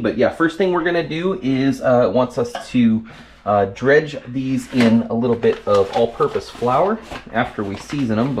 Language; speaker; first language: English; native; English